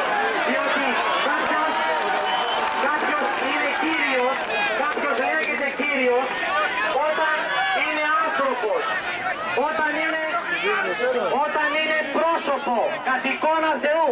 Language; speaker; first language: Greek; native; Greek